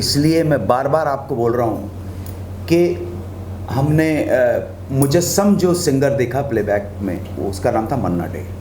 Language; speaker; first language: Hindi; native; Hindi